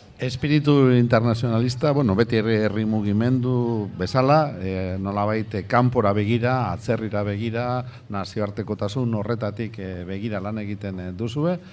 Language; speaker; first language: Basque; native; Basque